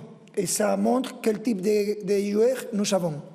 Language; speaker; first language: French; non-native, fluent; Spanish